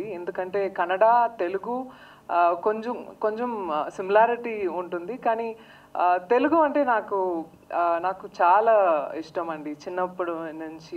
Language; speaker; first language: Telugu; non-native, learner; Tamil